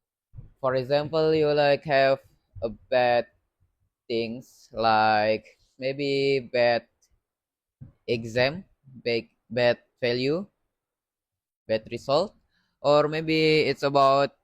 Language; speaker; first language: English; non-native, learner; Indonesian